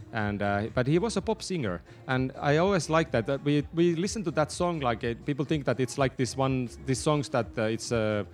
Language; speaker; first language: English; non-native, fluent; Finnish